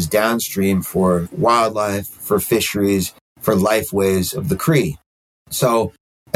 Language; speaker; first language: English; native; English